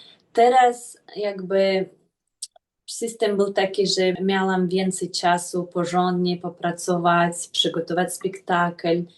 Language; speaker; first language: Polish; non-native, fluent; Russian